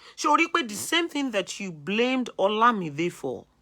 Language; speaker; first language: English; non-native, local second language; Yoruba